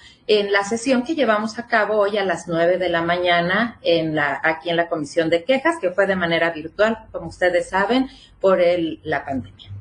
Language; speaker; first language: Spanish; native; Spanish